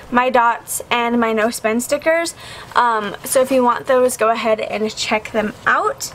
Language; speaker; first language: English; native; English